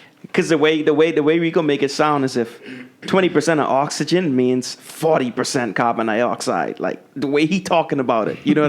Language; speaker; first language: English; native; English